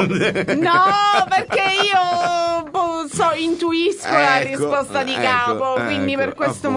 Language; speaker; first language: Italian; native; Italian